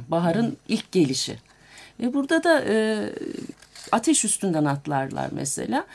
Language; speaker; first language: Turkish; native; Turkish